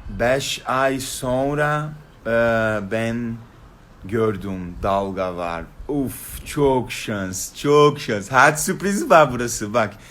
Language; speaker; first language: Turkish; non-native, learner; Portuguese